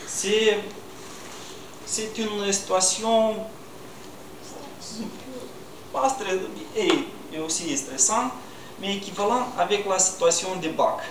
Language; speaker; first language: French; non-native, learner; Romanian